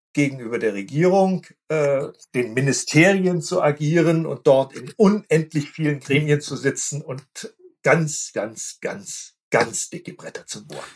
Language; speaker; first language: German; native; German